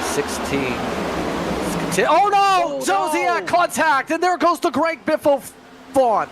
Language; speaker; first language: English; native; English